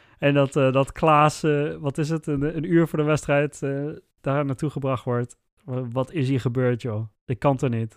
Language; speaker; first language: Dutch; native; Dutch